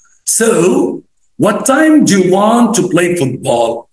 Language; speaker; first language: English; non-native, fluent; Arabic